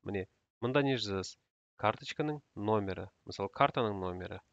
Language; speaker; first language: Russian; non-native, local second language; Kazakh